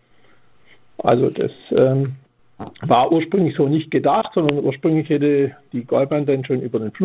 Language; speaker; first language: German; native; German